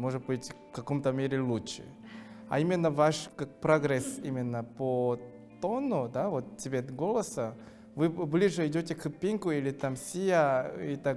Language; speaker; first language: Russian; non-native, fluent; Korean